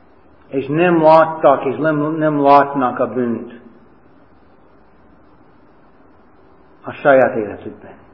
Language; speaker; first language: Hungarian; non-native, fluent; English